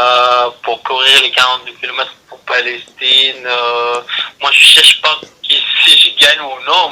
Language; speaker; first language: French; non-native, learner; Arabic